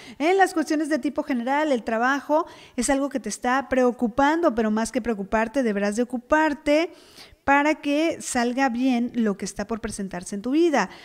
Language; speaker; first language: Spanish; native; Spanish